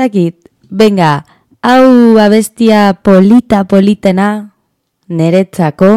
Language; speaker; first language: Basque; non-native, learner; Spanish